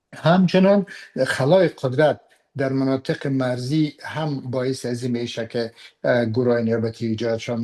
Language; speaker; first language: Persian; non-native, local second language; Pashto